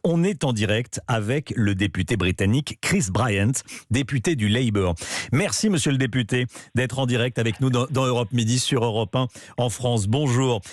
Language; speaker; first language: French; native; French